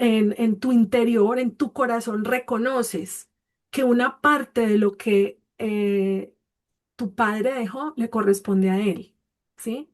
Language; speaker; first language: Spanish; native; Spanish